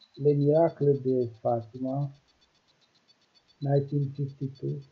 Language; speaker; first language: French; non-native, learner; Romanian